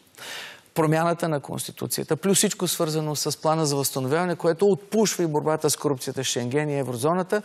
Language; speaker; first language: Bulgarian; native; Bulgarian